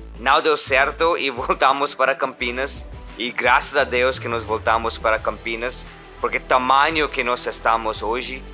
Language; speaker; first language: Portuguese; non-native, learner; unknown